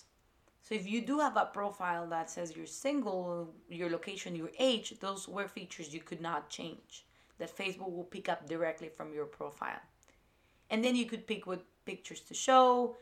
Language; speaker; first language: English; non-native, fluent; Spanish